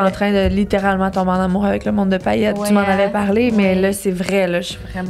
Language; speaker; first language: French; native; French